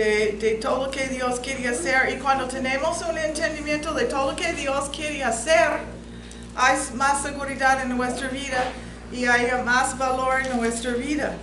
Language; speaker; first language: Spanish; non-native, fluent; English